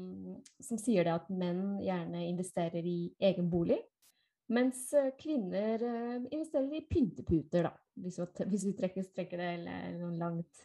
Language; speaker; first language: Norwegian; non-native, fluent; Spanish